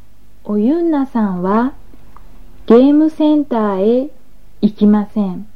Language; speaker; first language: Japanese; non-native, learner; Mongolian